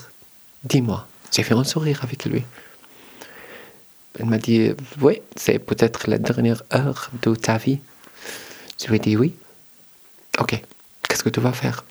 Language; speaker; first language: French; non-native, learner; Arabic